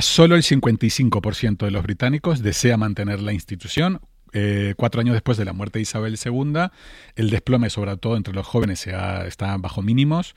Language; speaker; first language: Spanish; native; Spanish